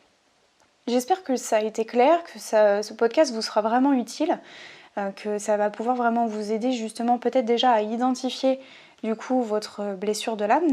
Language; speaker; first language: French; native; French